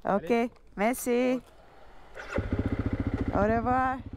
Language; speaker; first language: French; non-native, learner; Dutch